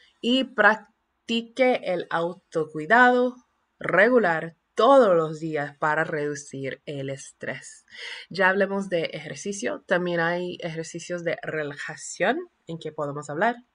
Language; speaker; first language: Spanish; non-native, fluent; English